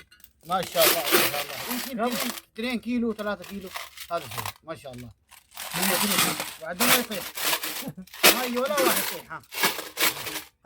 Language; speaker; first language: Arabic; non-native, learner; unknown